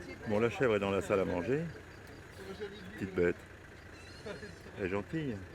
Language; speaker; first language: French; native; French